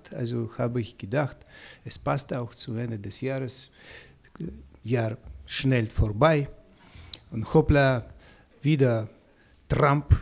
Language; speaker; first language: German; non-native, fluent; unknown